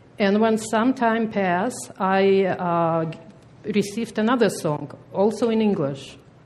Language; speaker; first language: English; non-native, fluent; Russian